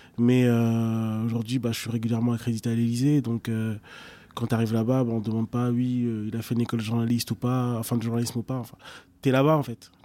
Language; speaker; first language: French; early bilingual, other home language; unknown